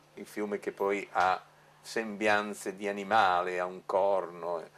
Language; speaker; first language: Italian; non-native, local second language; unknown